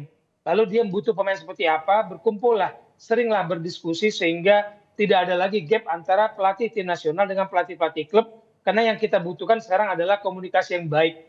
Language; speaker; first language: Indonesian; native; Indonesian